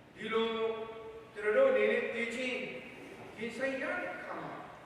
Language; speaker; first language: Burmese; non-native, local second language; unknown